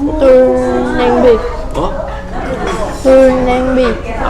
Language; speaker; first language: Korean; non-native, learner; Vietnamese